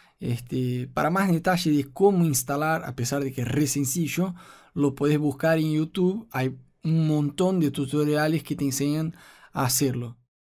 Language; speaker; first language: Spanish; non-native, fluent; Portuguese